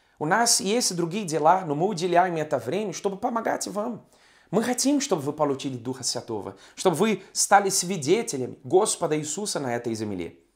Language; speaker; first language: Russian; non-native, fluent; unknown